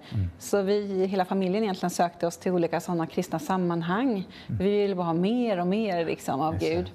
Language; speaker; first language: Swedish; native; Swedish